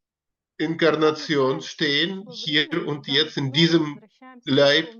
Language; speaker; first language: German; non-native, learner; Russian